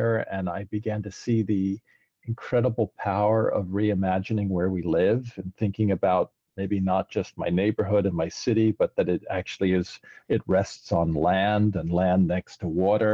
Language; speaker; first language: English; native; English